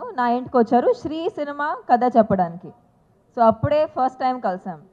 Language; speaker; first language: Telugu; non-native, fluent; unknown